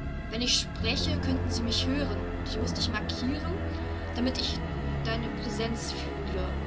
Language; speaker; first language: German; native; German